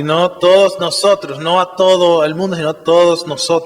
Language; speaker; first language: Spanish; native; Spanish